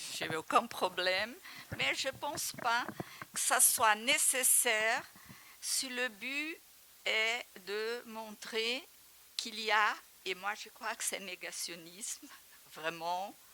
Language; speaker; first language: French; non-native, fluent; Portuguese